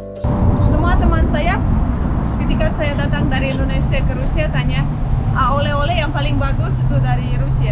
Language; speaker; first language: Indonesian; non-native, fluent; Russian